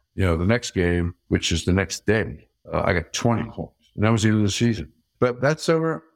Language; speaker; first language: English; early bilingual, other home language; Dutch